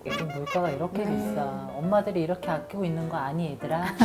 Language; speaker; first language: Korean; native; Korean